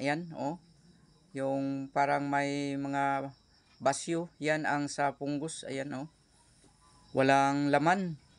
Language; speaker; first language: Filipino; non-native, local second language; Cebuano